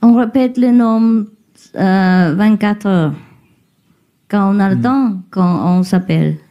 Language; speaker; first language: French; non-native, learner; Vietnamese